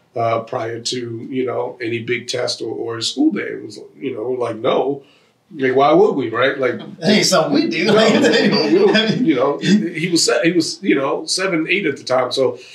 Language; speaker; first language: English; native; English